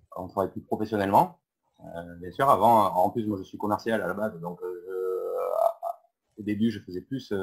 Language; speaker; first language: French; native; French